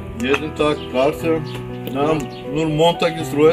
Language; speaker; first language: German; non-native, learner; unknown